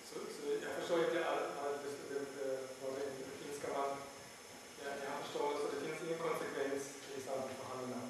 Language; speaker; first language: Swedish; non-native, learner; German